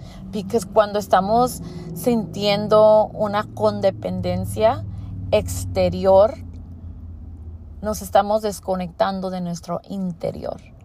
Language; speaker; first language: Spanish; early bilingual, heritage; Spanish